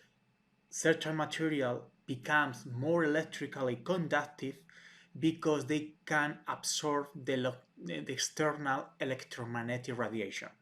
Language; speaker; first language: English; non-native, fluent; Spanish